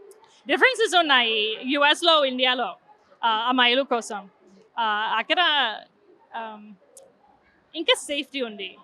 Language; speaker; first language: Telugu; non-native, learner; English